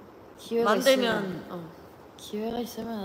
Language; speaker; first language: Korean; non-native, fluent; Thai